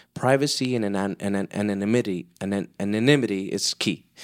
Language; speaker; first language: English; early bilingual, other home language; Spanish